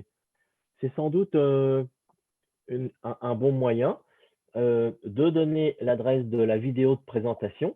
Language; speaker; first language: French; native; French